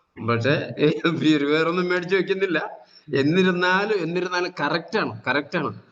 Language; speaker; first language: Malayalam; native; Malayalam